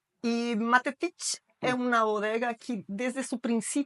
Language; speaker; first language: Spanish; non-native, fluent; Portuguese